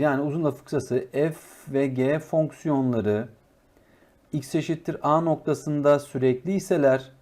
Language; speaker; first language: Turkish; native; Turkish